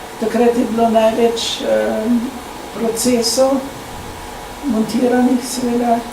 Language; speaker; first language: Slovenian; early bilingual, heritage; Slovenian